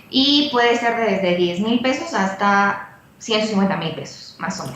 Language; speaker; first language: Spanish; native; Spanish